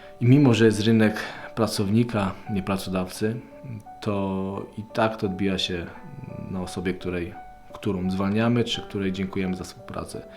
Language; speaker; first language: Polish; native; Polish